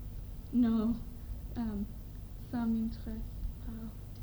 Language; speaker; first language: French; non-native, learner; English